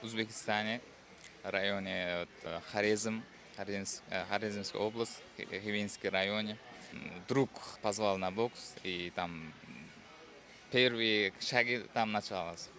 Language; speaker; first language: Russian; non-native, fluent; Uzbek